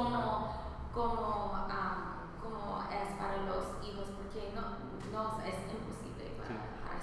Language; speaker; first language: Spanish; early bilingual, heritage; Spanish